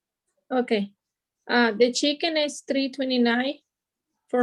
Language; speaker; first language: English; non-native, learner; Spanish